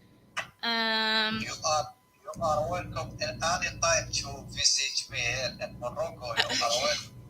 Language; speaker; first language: English; non-native, learner; Arabic